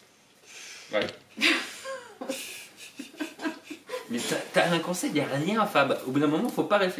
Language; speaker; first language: French; native; French